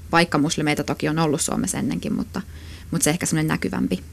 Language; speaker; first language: Finnish; native; Finnish